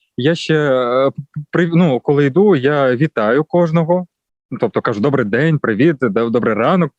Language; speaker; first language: Ukrainian; non-native, local second language; Russian